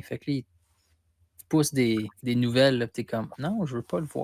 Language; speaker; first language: French; native; French